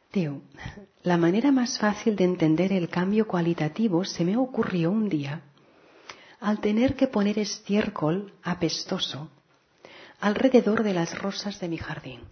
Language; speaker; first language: Spanish; non-native, local second language; Catalan